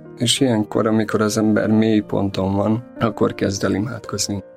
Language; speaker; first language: Hungarian; native; Hungarian